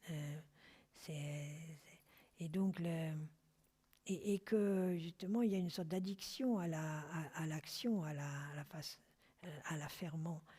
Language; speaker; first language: French; native; French